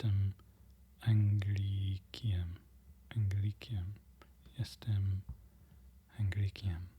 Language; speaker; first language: Polish; non-native, learner; English